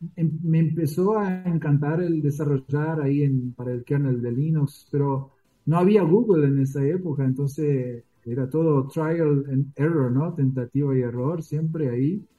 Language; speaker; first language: Spanish; early bilingual, heritage; Spanish